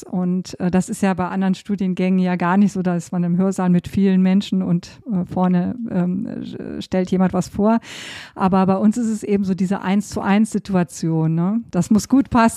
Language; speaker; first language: German; native; German